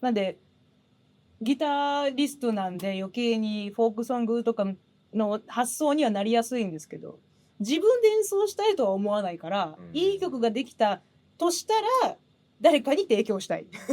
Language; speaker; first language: Japanese; native; Japanese